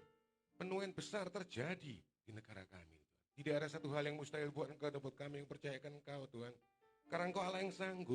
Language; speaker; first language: Indonesian; native; Indonesian